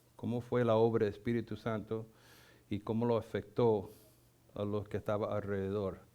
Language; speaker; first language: Spanish; non-native, fluent; English